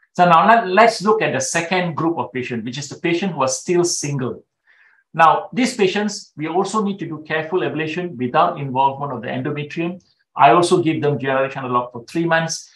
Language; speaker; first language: English; non-native, local second language; Tamil